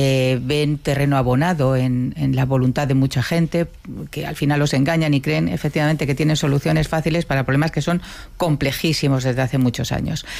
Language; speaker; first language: Spanish; native; Spanish